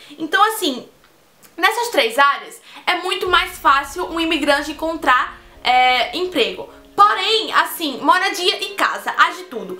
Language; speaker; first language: Portuguese; native; Portuguese